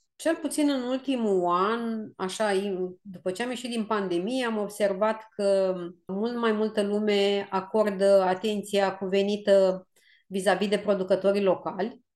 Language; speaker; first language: Romanian; native; Romanian